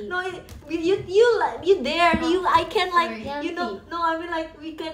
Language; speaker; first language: English; non-native, learner; Indonesian